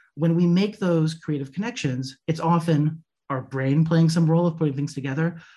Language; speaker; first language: English; native; English